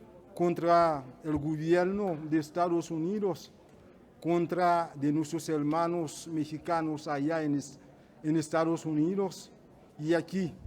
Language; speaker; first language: Spanish; non-native, fluent; Haitian Creole